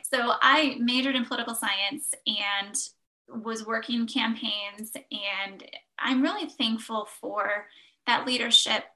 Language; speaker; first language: English; native; English